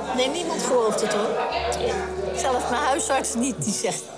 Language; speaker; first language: Dutch; native; Dutch